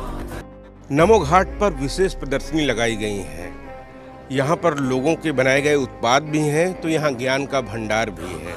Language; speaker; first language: Hindi; native; Hindi